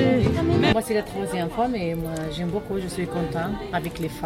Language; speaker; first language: French; non-native, learner; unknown